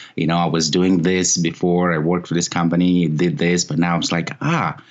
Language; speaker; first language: English; non-native, fluent; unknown